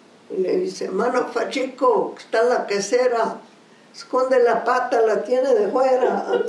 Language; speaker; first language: Spanish; early bilingual, heritage; Spanish